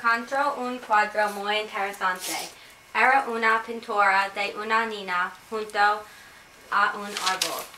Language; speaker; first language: Spanish; non-native, learner; English